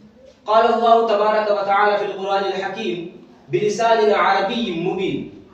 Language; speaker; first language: Arabic; non-native, fluent; Urdu